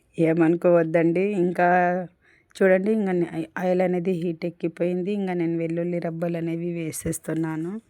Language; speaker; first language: Telugu; non-native, local second language; Urdu